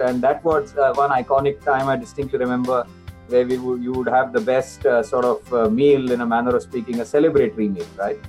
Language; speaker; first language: English; non-native, local second language; Marathi